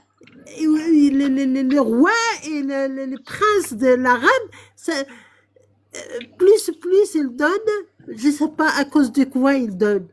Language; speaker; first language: French; non-native, local second language; Arabic